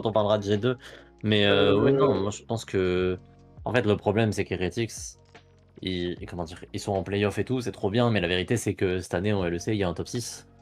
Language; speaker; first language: French; native; French